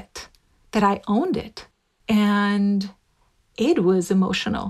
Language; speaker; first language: English; non-native, fluent; Spanish